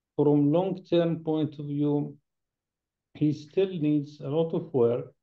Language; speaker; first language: English; non-native, fluent; Arabic